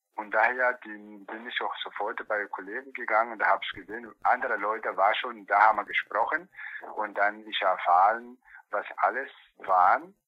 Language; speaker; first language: German; non-native, learner; Portuguese